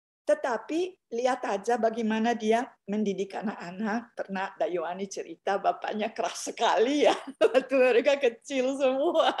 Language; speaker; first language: Indonesian; non-native, fluent; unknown